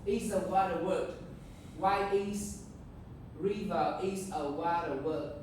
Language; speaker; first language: English; non-native, fluent; Vietnamese